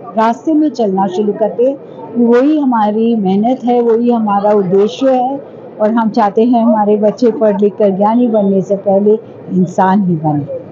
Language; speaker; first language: Hindi; non-native, local second language; Tamil